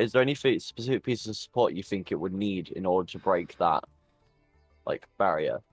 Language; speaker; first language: English; native; English